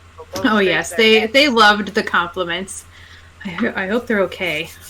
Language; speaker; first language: English; native; English